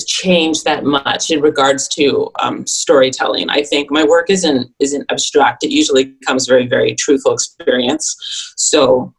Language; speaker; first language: English; native; English